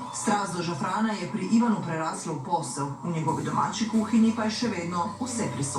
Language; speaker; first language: Slovenian; native; Slovenian